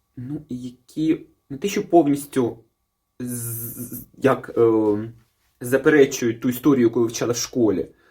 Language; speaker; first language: Ukrainian; non-native, local second language; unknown